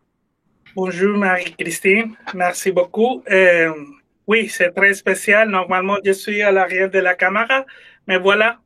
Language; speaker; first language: French; non-native, fluent; Spanish